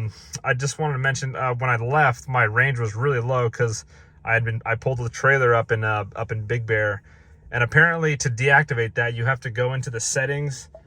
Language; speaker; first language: English; native; English